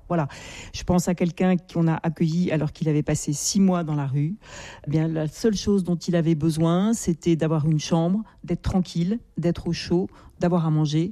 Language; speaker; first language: French; native; French